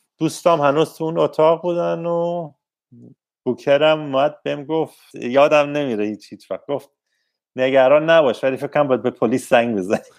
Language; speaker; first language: Persian; native; Persian